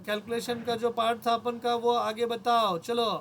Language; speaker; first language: Hindi; non-native, local second language; Marathi